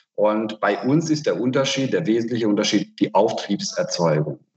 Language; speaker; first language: German; non-native, fluent; Hungarian